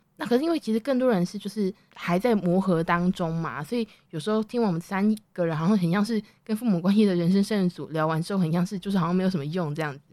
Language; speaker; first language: Chinese; native; Chinese